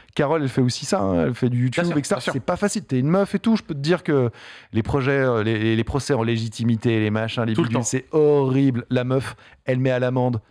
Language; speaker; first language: French; native; French